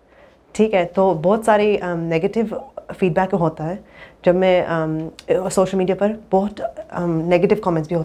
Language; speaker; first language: Hindi; early bilingual, heritage; English